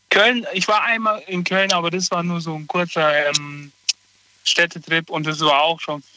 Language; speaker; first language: German; native; German